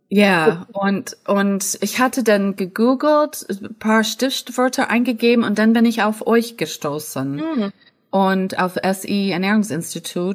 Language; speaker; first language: German; non-native, fluent; English